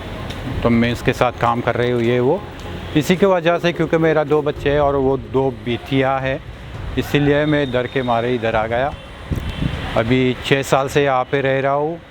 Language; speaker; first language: Hindi; non-native, fluent; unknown